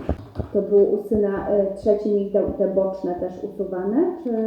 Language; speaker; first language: Polish; native; Polish